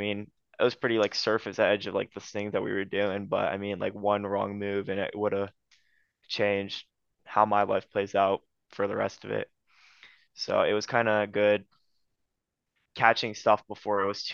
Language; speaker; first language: English; native; English